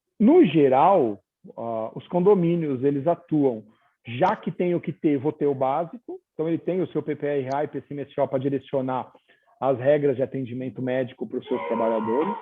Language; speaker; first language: Portuguese; native; Portuguese